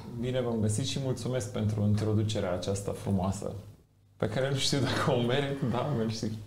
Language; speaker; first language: Romanian; non-native, fluent; Macedonian